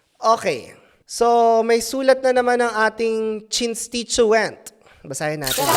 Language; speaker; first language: Filipino; native; Filipino